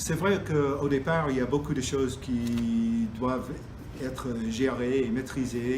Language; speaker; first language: French; non-native, fluent; English